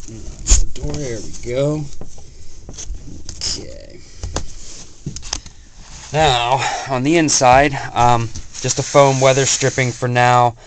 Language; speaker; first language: English; native; English